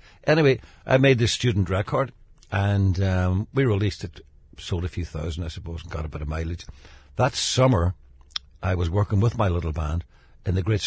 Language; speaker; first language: English; native; English